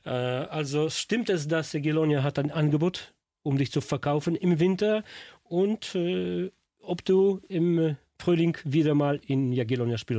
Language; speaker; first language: German; non-native, learner; Polish